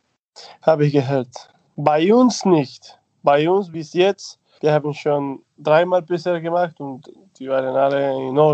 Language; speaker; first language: German; non-native, fluent; Spanish